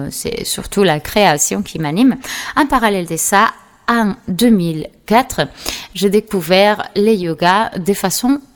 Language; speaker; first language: French; non-native, fluent; Spanish